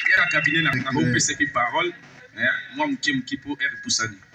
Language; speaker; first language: Lingala; non-native, local second language; Kongo